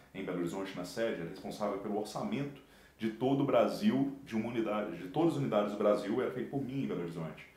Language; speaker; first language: Portuguese; native; Portuguese